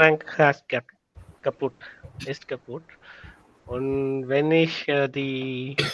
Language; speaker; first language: German; non-native, learner; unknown